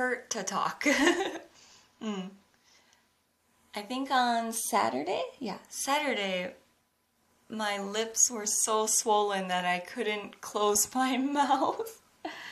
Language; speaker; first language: English; native; English